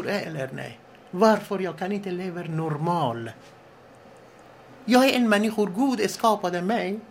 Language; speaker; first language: Swedish; non-native, fluent; Persian